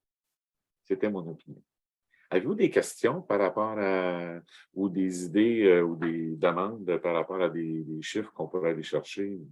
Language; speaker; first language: French; native; French